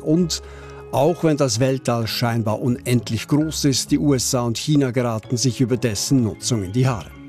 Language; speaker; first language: German; native; German